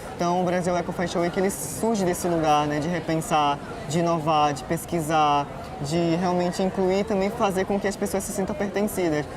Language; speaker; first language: Portuguese; non-native, local second language; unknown